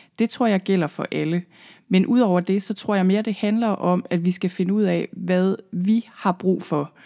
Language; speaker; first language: Danish; native; Danish